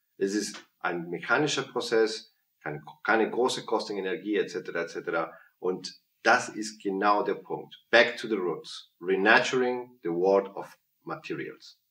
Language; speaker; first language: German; non-native, fluent; Spanish